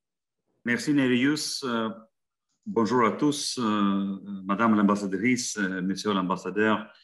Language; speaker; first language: French; non-native, fluent; Lithuanian